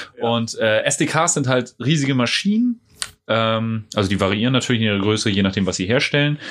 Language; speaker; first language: German; native; German